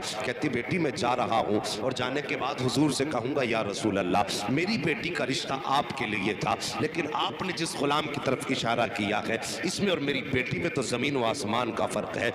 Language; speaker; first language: Urdu; native; Urdu